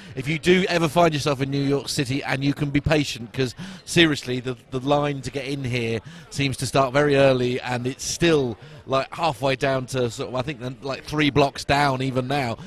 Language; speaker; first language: English; native; English